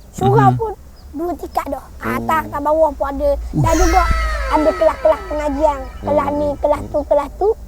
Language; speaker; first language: Malay; native; Malay